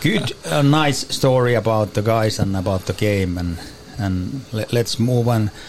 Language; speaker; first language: English; non-native, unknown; Finnish